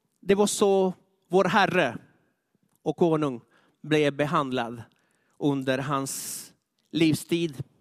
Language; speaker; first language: Swedish; non-native, fluent; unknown